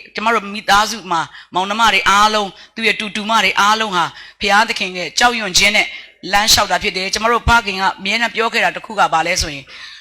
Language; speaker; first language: Burmese; non-native, local second language; Hakha Chin